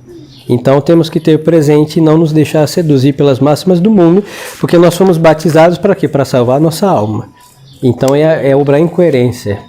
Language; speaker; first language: Portuguese; non-native, fluent; Spanish